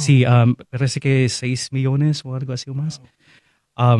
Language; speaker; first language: Spanish; non-native, fluent; Filipino